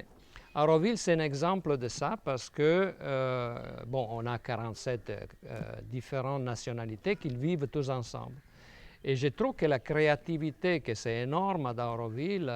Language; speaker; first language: French; non-native, fluent; Italian